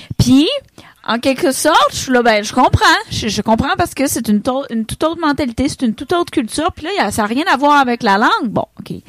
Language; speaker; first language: French; native; French